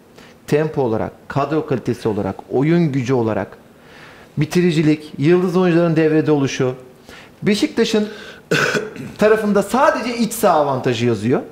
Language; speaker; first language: Turkish; native; Turkish